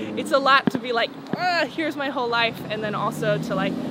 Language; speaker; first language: English; native; English